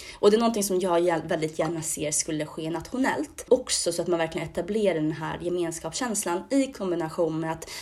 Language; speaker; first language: Swedish; early bilingual, other home language; Hungarian